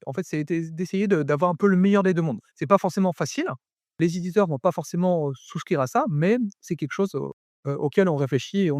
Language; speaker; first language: French; native; French